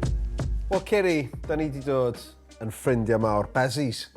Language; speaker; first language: Welsh; native; Welsh